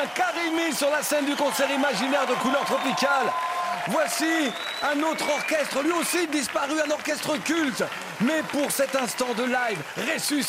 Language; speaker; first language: French; native; French